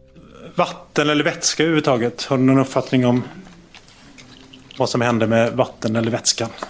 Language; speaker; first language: Swedish; native; Swedish